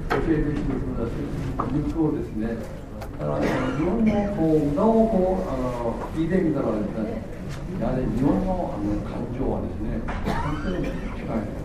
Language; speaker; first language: Japanese; non-native, learner; Korean